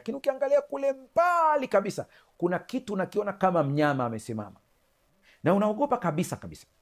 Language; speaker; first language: Swahili; native; Swahili